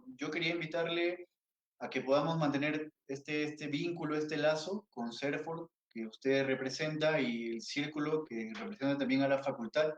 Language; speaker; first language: Spanish; native; Spanish